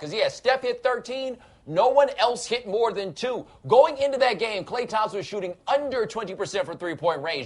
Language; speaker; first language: English; native; English